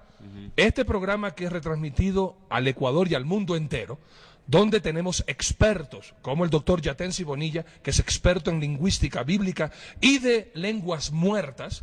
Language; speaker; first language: Spanish; native; Spanish